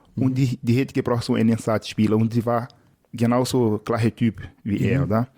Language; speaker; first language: German; non-native, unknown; Portuguese